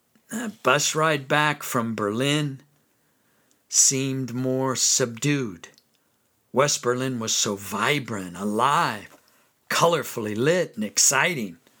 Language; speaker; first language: English; native; English